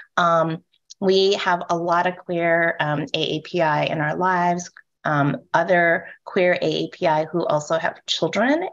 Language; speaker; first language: English; native; English